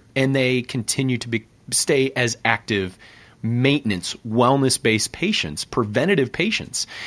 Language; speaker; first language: English; native; English